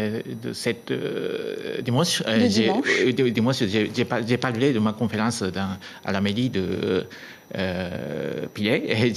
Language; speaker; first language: French; non-native, learner; Japanese